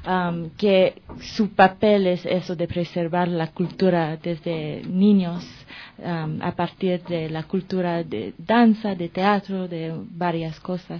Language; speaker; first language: Spanish; non-native, fluent; French